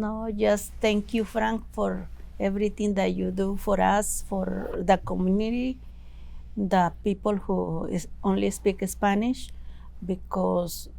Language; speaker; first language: English; non-native, learner; Spanish